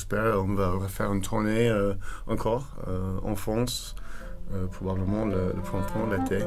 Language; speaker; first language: French; non-native, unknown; English